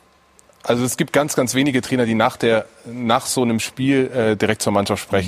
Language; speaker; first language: German; native; German